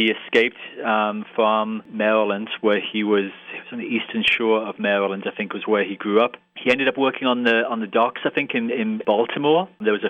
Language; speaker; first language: English; native; English